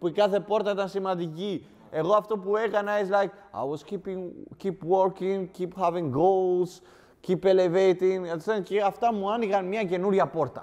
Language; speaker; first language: Greek; native; Greek